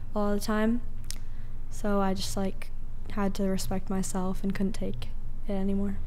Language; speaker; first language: English; native; English